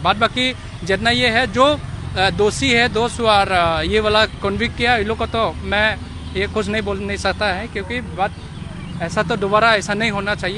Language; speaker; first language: Hindi; non-native, local second language; Karbi